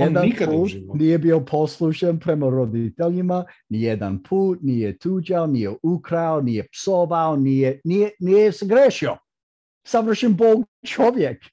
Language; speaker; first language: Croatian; early bilingual, heritage; English